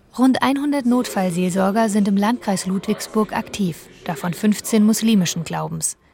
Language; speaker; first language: German; native; German